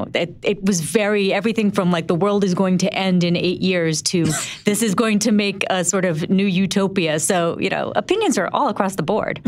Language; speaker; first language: English; native; English